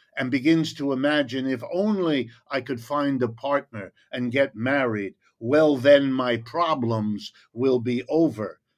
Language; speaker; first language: English; native; English